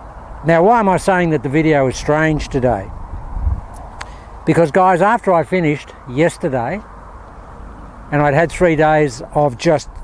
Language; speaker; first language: English; native; English